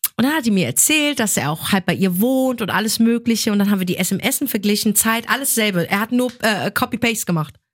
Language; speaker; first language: German; early bilingual, other home language; Arabic